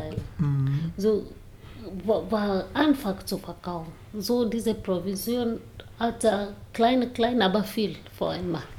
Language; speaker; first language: German; non-native, learner; Swahili